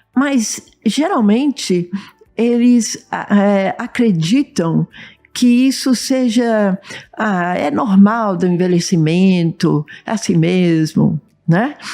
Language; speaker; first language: Portuguese; early bilingual, other home language; English